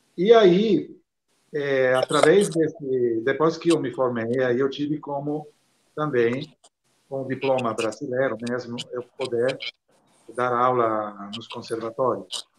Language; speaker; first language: Portuguese; non-native, fluent; Italian